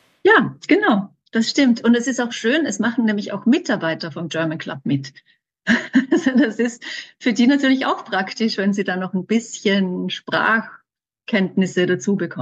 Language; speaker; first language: German; native; German